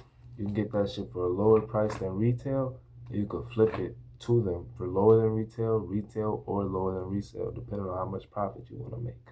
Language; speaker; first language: English; native; English